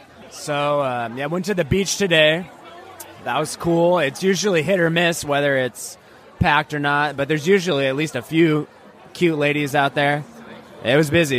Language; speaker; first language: English; native; English